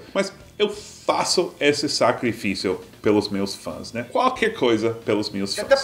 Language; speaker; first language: Portuguese; non-native, fluent; English